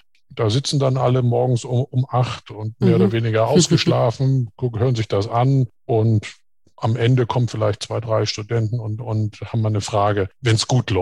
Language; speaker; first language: German; native; German